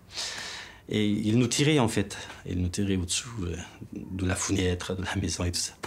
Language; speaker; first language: French; non-native, fluent; Persian